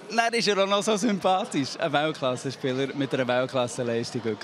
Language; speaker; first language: German; native; German